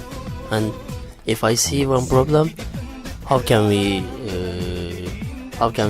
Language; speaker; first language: English; non-native, learner; Turkish